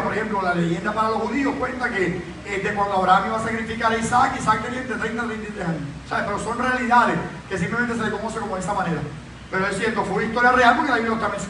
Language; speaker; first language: Spanish; native; Spanish